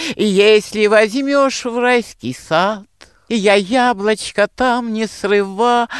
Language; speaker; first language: Russian; native; Russian